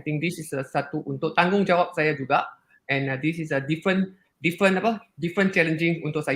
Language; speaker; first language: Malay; non-native, local second language; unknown